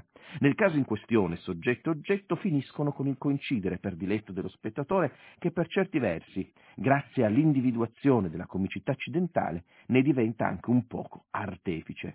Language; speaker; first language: Italian; native; Italian